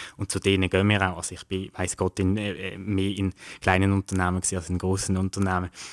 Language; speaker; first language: German; native; German